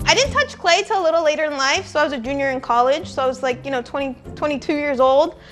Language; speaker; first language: English; native; English